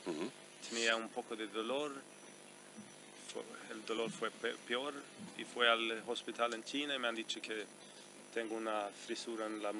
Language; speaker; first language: Spanish; non-native, fluent; Swedish